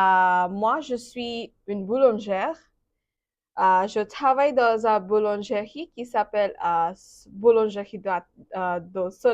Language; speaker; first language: French; non-native, learner; Bangla